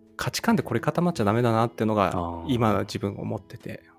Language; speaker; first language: Japanese; native; Japanese